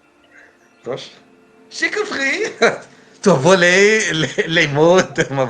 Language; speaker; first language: French; non-native, learner; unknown